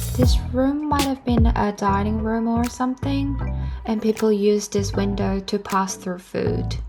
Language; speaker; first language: English; non-native, fluent; Korean